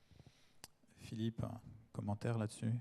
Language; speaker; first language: French; native; French